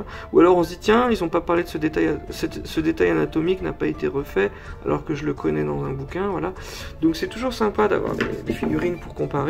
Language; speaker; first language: French; native; French